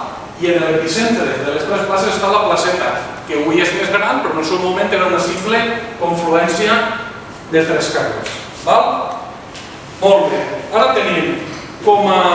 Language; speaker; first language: Catalan; native; Catalan